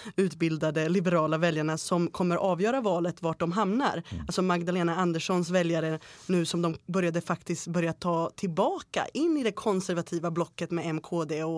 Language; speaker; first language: Swedish; early bilingual, other home language; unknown